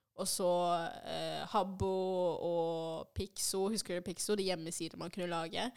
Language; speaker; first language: Norwegian; early bilingual, other home language; Swahili